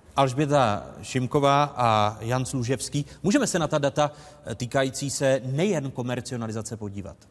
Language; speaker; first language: Czech; native; Czech